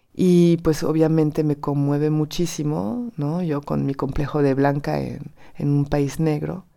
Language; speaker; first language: Spanish; non-native, fluent; French